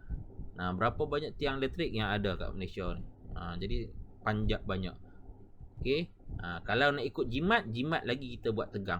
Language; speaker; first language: Malay; native; Malay